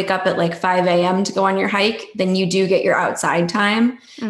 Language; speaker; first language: English; native; English